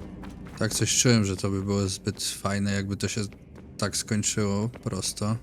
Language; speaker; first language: Polish; native; Polish